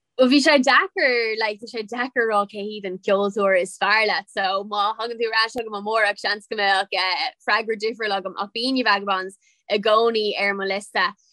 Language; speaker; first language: Irish; non-native, local second language; English